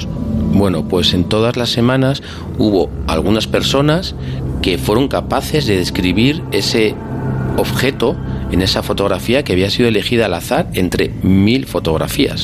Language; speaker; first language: Spanish; native; Spanish